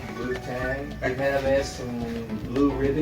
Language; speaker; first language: Spanish; non-native, learner; English